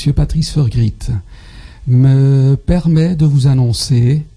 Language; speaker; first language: French; non-native, fluent; Dutch